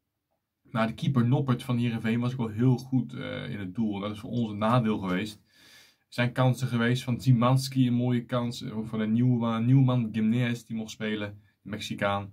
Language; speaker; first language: Dutch; native; Dutch